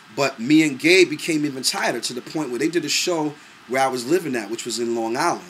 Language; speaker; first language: English; native; English